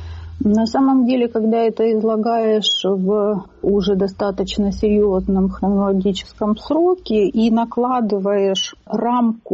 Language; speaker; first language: Russian; native; Russian